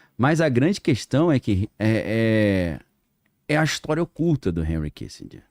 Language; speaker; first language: Portuguese; native; Portuguese